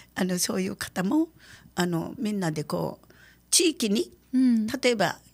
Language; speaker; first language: Japanese; native; Japanese